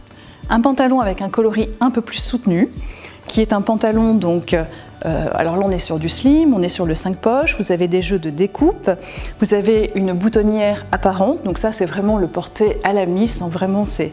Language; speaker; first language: French; native; French